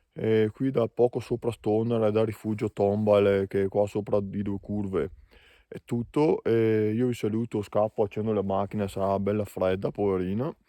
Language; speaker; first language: Italian; native; Italian